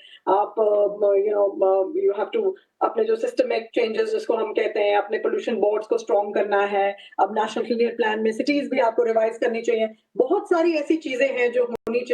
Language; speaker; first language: Hindi; native; Hindi